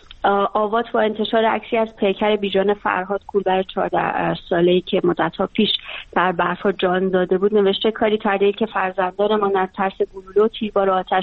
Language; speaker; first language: Persian; native; Persian